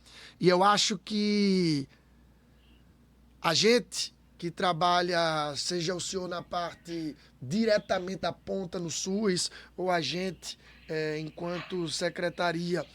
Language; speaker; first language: Portuguese; native; Portuguese